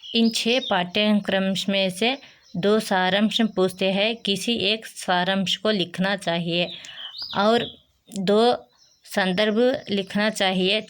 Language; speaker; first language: Hindi; non-native, local second language; Telugu